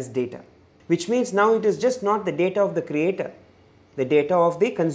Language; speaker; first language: English; non-native, local second language; Malayalam